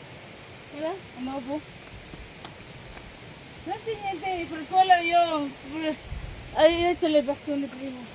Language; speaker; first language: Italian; non-native, learner; Filipino